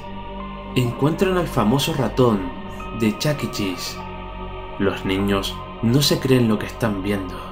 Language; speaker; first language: Spanish; native; Spanish